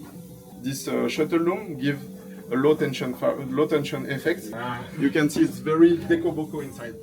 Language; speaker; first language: English; non-native, fluent; French